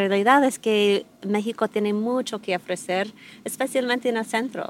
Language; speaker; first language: Spanish; non-native, fluent; English